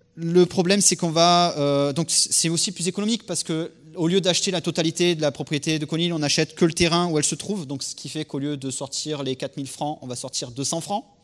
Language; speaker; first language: French; native; French